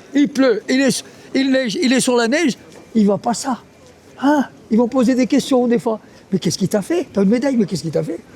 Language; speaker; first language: French; non-native, fluent; Punjabi